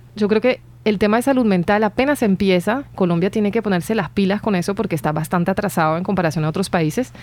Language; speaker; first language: Spanish; non-native, fluent; French